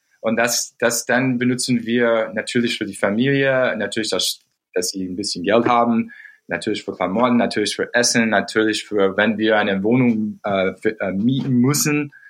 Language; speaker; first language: German; non-native, fluent; English